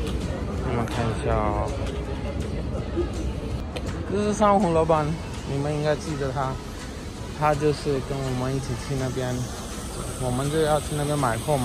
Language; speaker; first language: Chinese; non-native, fluent; Hindi